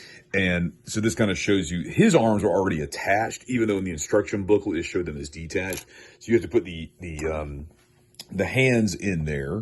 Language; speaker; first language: English; native; English